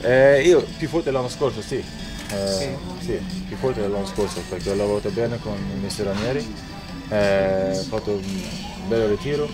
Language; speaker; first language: Italian; non-native, learner; Norwegian